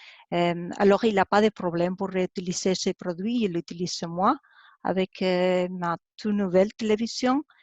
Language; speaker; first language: French; non-native, learner; Spanish